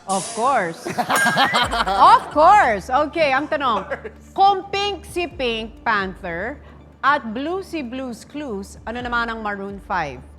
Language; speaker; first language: Filipino; native; Filipino